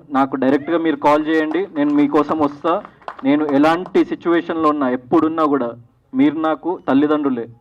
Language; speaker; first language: Telugu; native; Telugu